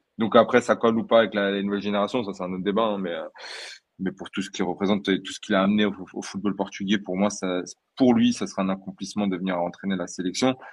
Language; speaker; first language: French; early bilingual, other home language; Portuguese